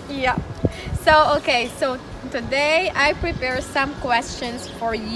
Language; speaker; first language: English; non-native, fluent; Filipino